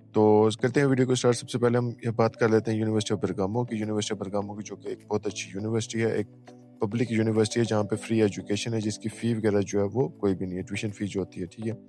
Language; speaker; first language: Urdu; native; Urdu